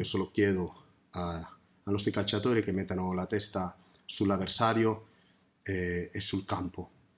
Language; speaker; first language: Italian; non-native, fluent; Spanish